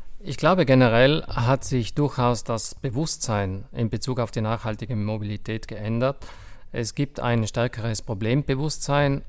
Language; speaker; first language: German; native; German